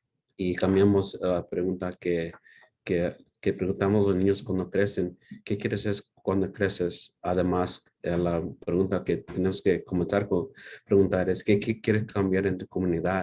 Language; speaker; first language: Spanish; early bilingual, heritage; Spanish